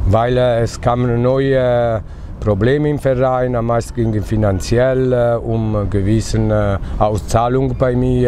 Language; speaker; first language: German; non-native, fluent; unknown